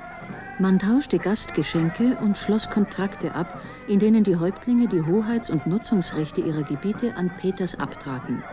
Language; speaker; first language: German; native; German